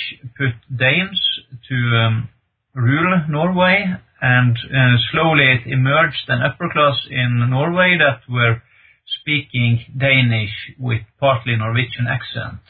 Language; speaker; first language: English; non-native, fluent; Norwegian